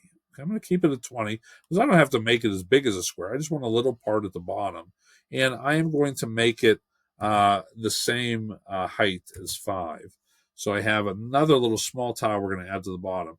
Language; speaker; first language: English; native; English